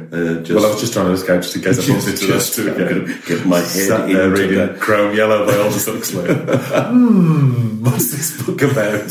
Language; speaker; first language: English; native; English